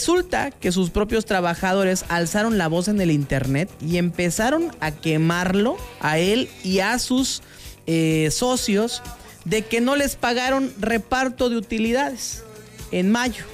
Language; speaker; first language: Spanish; native; Spanish